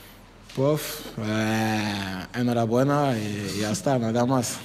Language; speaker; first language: Spanish; non-native, fluent; French